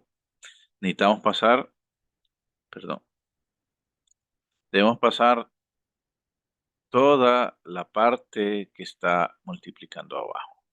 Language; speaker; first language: Spanish; native; Spanish